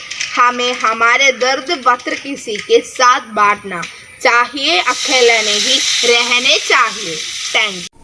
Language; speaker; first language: Hindi; non-native, local second language; Malayalam